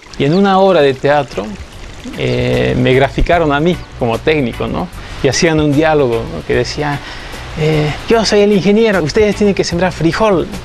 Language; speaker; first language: Spanish; non-native, fluent; Dutch